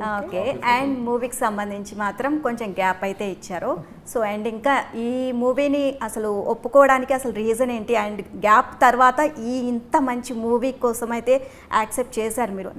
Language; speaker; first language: Telugu; native; Telugu